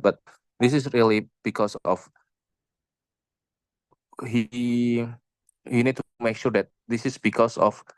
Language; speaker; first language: English; non-native, local second language; Indonesian